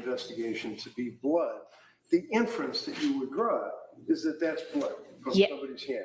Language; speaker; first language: English; native; English